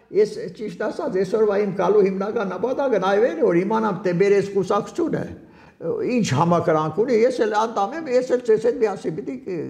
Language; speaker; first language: Armenian; native; Armenian